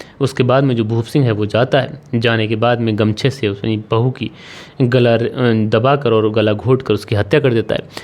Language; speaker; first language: Hindi; native; Hindi